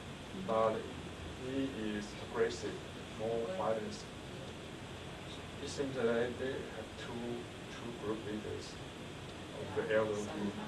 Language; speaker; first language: English; non-native, learner; Chinese